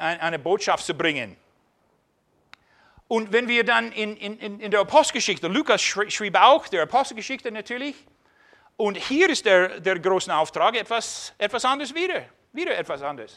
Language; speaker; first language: German; non-native, fluent; English